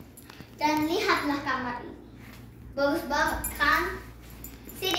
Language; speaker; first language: Indonesian; early bilingual, heritage; Indonesian